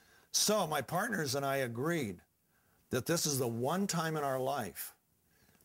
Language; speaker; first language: English; native; English